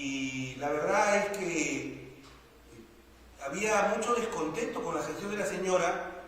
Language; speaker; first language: Spanish; native; Spanish